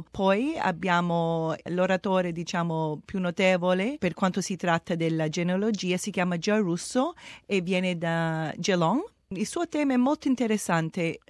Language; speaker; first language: Italian; early bilingual, heritage; Italian